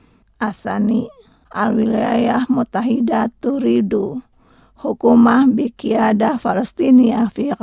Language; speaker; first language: Arabic; non-native, learner; Indonesian